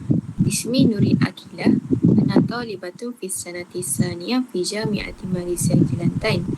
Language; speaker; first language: Arabic; non-native, learner; Malay